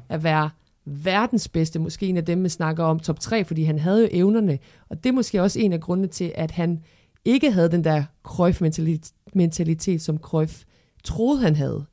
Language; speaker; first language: Danish; early bilingual, other home language; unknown